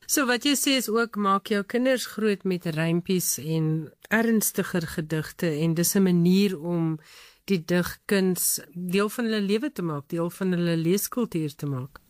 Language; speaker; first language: Afrikaans; native; Afrikaans